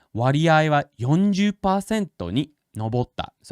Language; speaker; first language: Japanese; non-native, fluent; English